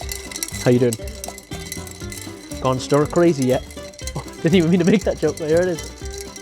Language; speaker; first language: English; native; English